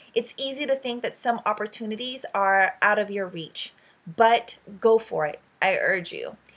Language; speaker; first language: English; early bilingual, other home language; Filipino